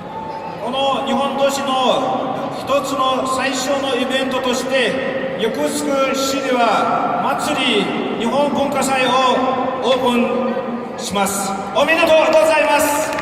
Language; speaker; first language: Japanese; non-native, learner; Yakut